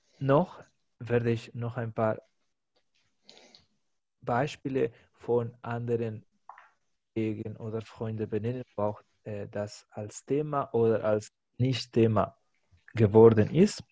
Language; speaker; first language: German; non-native, fluent; Spanish